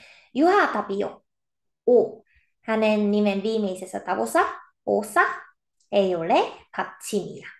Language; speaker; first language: Finnish; non-native, fluent; Korean